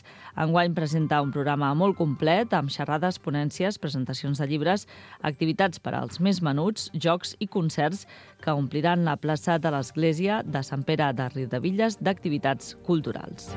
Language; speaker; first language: Catalan; native; Catalan